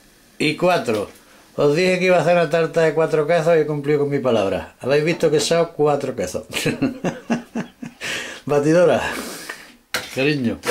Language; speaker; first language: Spanish; native; Spanish